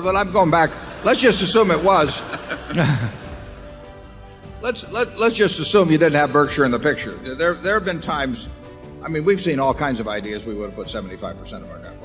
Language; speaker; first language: English; native; English